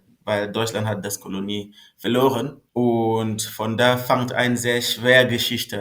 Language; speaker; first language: German; non-native, fluent; Northern Sotho